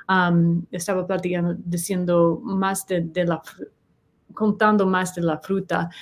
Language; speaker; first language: Spanish; non-native, learner; English